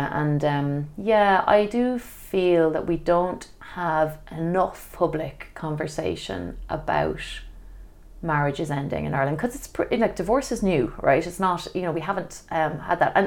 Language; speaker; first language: English; native; English